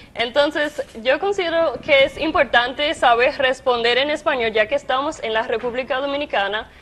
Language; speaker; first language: Spanish; native; Spanish